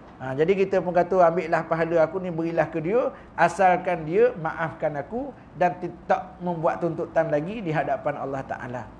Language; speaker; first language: Malay; native; Malay